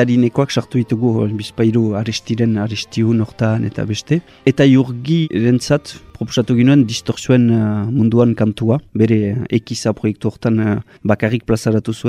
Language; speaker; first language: Basque; native; Basque